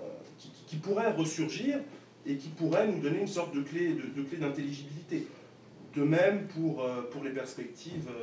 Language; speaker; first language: French; native; French